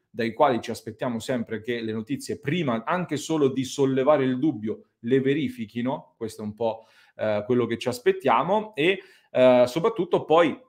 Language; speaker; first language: Italian; native; Italian